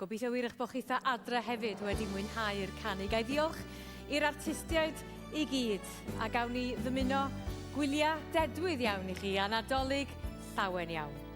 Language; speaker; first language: Welsh; native; Welsh